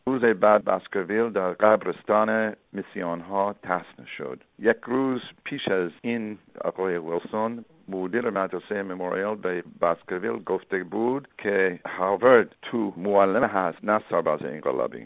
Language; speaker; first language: Persian; non-native, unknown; English